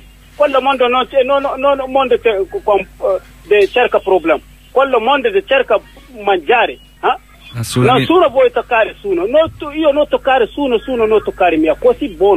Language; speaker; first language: Italian; non-native, learner; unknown